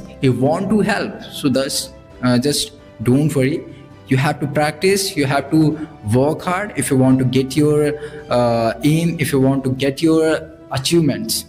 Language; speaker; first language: English; non-native, learner; Bhojpuri